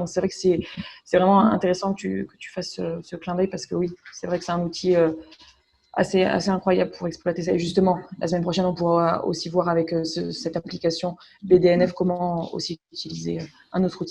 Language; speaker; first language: French; native; French